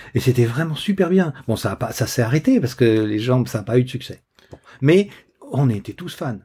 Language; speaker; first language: French; native; French